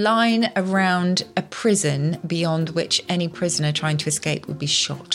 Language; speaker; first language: English; native; English